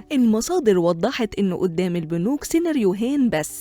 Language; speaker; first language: Arabic; native; Arabic